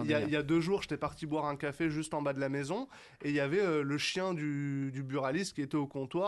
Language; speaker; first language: French; native; French